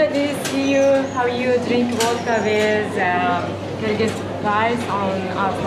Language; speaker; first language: English; non-native, learner; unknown